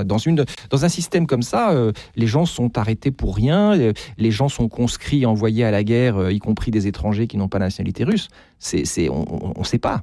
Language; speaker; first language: French; native; French